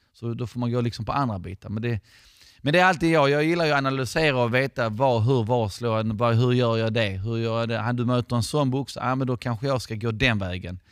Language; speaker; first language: Swedish; non-native, fluent; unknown